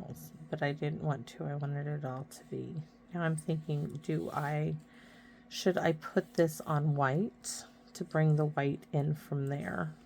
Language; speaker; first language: English; native; English